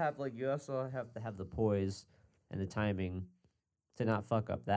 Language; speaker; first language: English; native; English